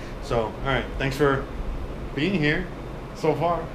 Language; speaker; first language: English; native; English